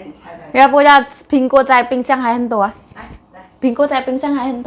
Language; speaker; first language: Chinese; non-native, learner; Javanese